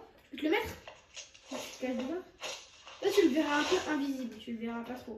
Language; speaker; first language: French; native; French